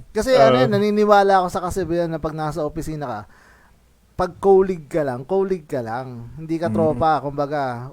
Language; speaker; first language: Filipino; native; Filipino